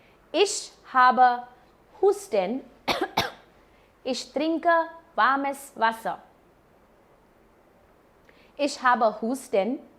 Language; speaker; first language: German; non-native, fluent; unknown